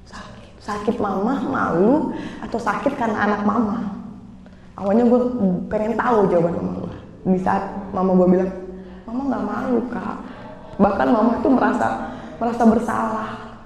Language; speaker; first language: Indonesian; native; Indonesian